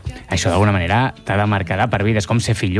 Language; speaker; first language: Catalan; native; Catalan